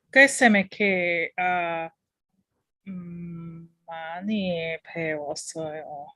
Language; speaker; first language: Korean; non-native, learner; English